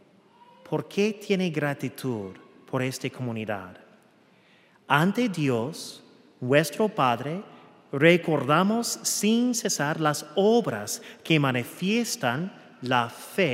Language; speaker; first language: Spanish; non-native, fluent; English